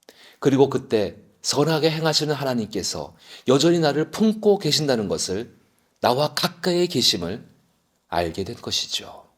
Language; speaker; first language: Korean; native; Korean